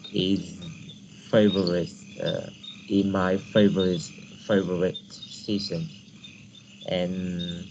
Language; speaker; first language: English; non-native, learner; Vietnamese